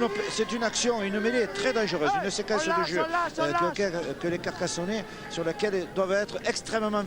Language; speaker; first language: French; native; French